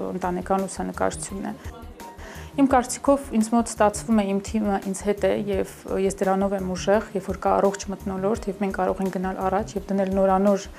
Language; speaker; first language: Armenian; early bilingual, heritage; Armenian